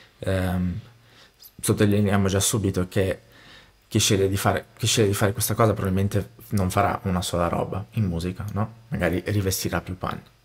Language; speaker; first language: Italian; non-native, fluent; Portuguese